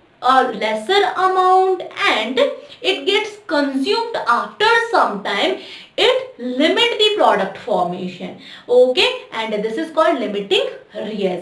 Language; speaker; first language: English; non-native, local second language; Hindi